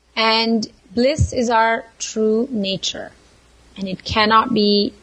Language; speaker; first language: English; non-native, local second language; Kannada